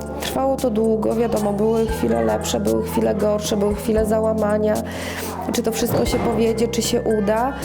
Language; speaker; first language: Polish; native; Polish